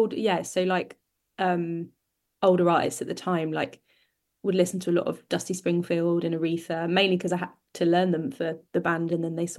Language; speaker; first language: English; native; English